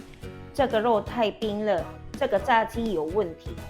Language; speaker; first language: Chinese; non-native, learner; Filipino